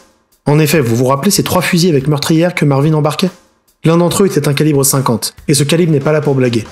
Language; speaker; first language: French; native; French